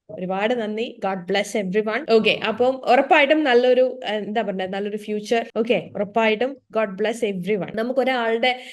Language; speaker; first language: Malayalam; native; Malayalam